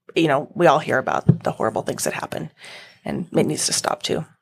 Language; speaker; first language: English; native; English